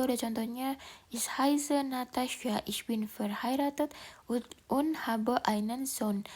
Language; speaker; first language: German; non-native, learner; Indonesian